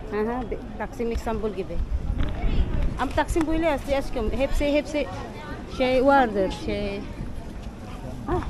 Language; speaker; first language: Turkish; non-native, learner; Filipino